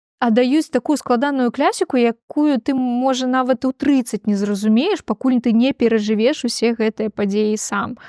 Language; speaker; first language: Belarusian; non-native, local second language; Russian